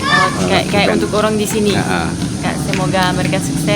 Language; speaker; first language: Indonesian; non-native, fluent; French